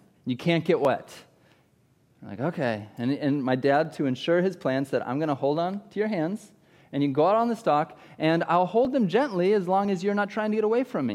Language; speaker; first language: English; native; English